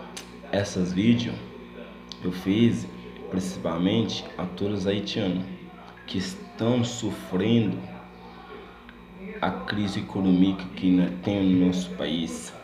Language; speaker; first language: Portuguese; non-native, learner; Haitian Creole